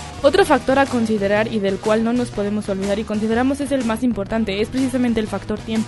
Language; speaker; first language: Spanish; native; Spanish